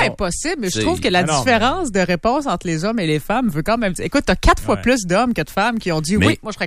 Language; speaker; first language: French; native; French